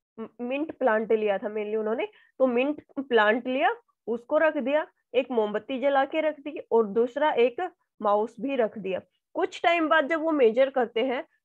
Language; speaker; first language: Hindi; native; Hindi